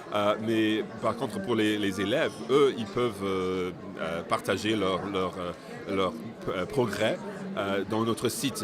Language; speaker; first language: French; non-native, fluent; English